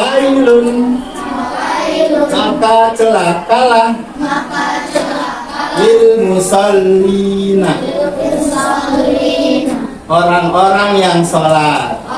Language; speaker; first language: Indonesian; native; Indonesian